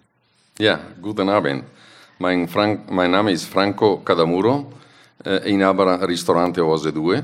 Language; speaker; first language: German; non-native, fluent; Italian